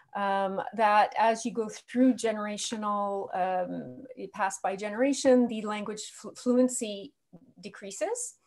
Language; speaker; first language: English; native; English